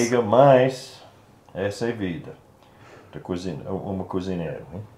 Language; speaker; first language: Portuguese; non-native, learner; English